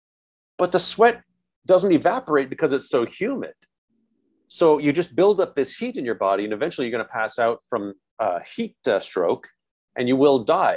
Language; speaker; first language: English; native; English